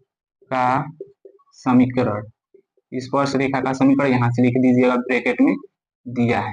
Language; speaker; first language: Hindi; native; Hindi